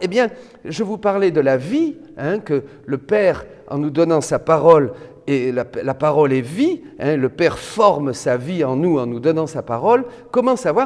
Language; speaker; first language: French; native; French